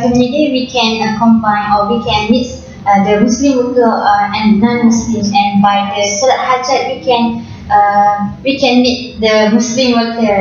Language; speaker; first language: English; non-native, learner; Malay